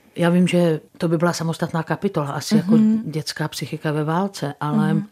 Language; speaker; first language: Czech; native; Czech